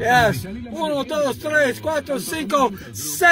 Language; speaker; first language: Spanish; non-native, learner; English